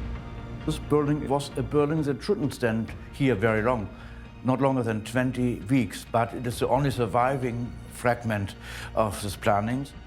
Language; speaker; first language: English; non-native, fluent; German